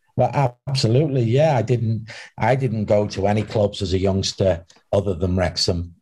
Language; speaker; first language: English; native; English